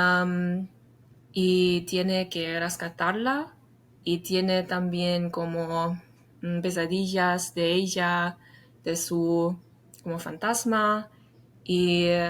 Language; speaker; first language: Spanish; non-native, fluent; English